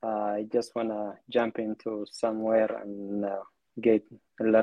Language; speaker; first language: English; non-native, fluent; Amharic